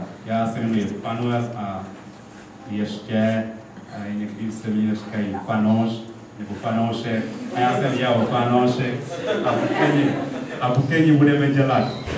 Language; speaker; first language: Czech; non-native, learner; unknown